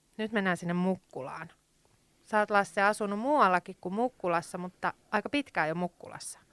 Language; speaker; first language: Finnish; native; Finnish